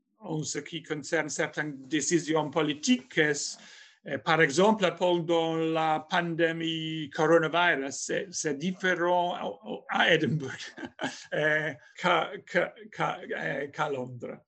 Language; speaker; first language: French; non-native, fluent; English